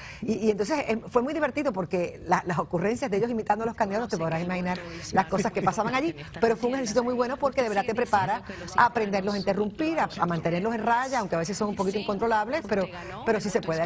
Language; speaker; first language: Spanish; native; Spanish